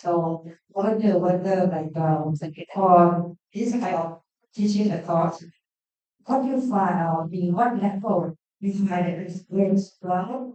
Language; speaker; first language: English; non-native, learner; Thai